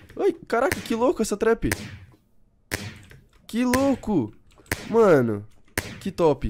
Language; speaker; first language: Portuguese; native; Portuguese